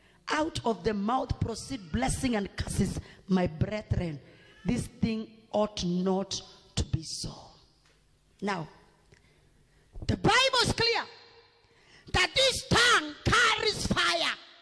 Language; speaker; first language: English; non-native, local second language; Swahili